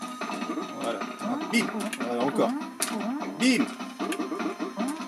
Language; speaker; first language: French; native; French